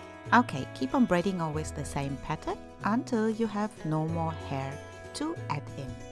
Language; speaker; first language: English; non-native, fluent; German